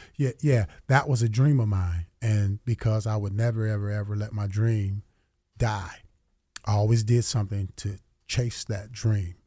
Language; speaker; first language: English; native; English